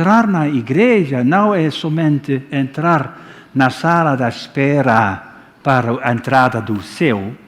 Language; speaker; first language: Portuguese; non-native, fluent; Dutch